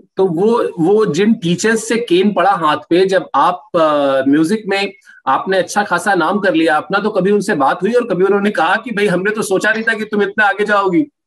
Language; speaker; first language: Hindi; native; Hindi